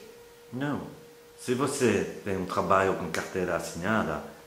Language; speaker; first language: Portuguese; non-native, fluent; French